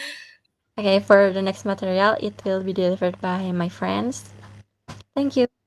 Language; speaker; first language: English; non-native, learner; Indonesian